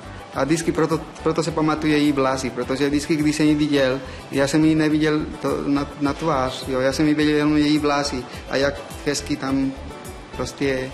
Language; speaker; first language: Czech; non-native, fluent; Spanish